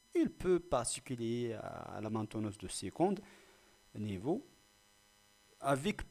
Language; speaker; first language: French; non-native, local second language; Arabic